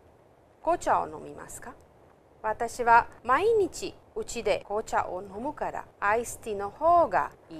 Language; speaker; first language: Japanese; non-native, fluent; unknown